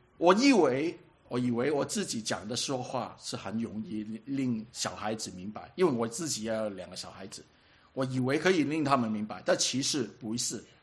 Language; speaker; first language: Chinese; non-native, local second language; Cantonese